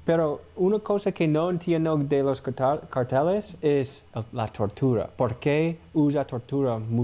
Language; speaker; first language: Spanish; non-native, learner; English